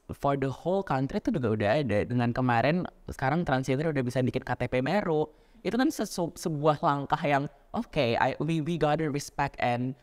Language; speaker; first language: Indonesian; native; Indonesian